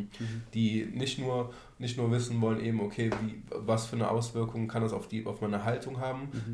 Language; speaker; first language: German; native; German